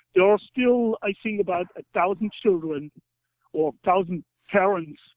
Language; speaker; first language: English; non-native, fluent; German